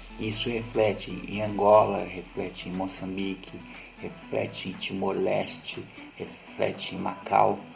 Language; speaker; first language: Portuguese; native; Portuguese